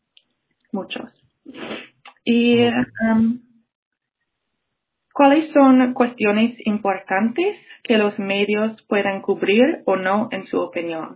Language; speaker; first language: Spanish; non-native, fluent; English